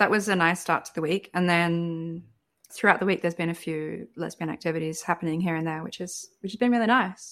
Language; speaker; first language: English; native; English